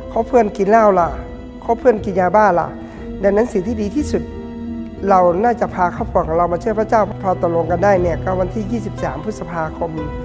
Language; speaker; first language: Thai; non-native, local second language; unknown